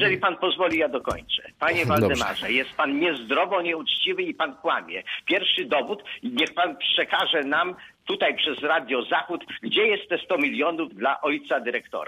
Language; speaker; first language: Polish; native; Polish